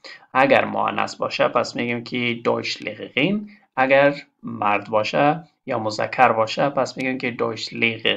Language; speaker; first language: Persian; non-native, local second language; Pashto